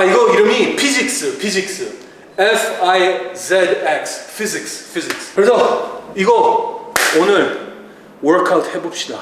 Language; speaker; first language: Korean; early bilingual, heritage; Korean